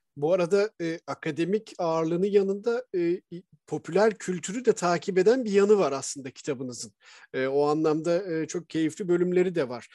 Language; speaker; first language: Turkish; native; Turkish